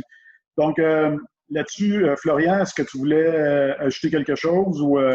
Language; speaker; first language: French; native; French